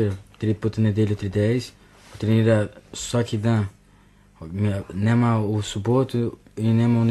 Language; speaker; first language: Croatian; non-native, learner; Portuguese